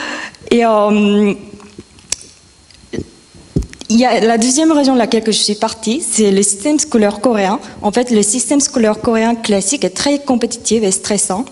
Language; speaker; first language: French; non-native, fluent; Korean